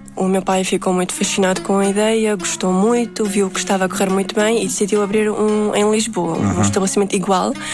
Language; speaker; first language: Portuguese; early bilingual, other home language; Uzbek